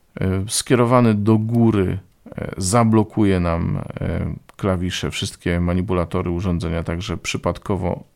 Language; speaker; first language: Polish; native; Polish